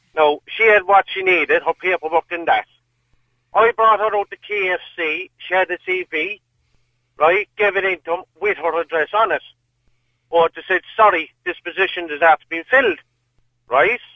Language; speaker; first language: English; native; English